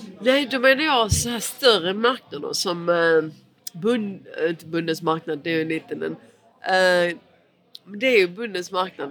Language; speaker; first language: Swedish; early bilingual, other home language; Portuguese